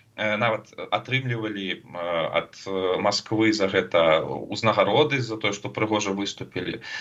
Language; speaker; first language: Belarusian; non-native, local second language; Russian